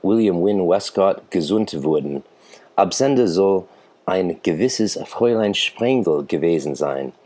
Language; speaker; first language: German; non-native, fluent; English